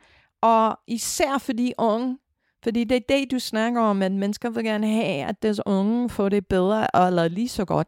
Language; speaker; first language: Danish; non-native, fluent; English